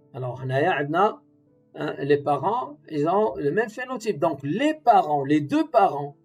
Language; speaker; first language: French; non-native, local second language; Arabic